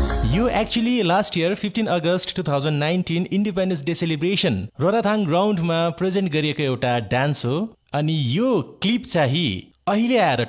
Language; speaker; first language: Nepali; native; Nepali